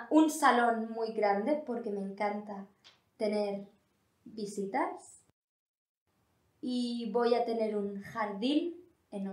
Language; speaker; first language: Spanish; non-native, learner; English